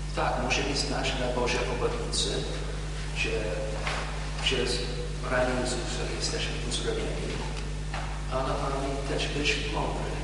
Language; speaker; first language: Polish; non-native, learner; English